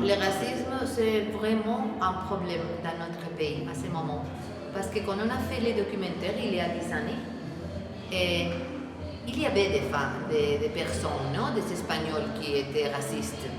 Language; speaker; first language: French; non-native, learner; Spanish